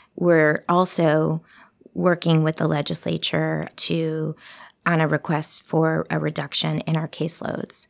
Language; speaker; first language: English; early bilingual, other home language; Spanish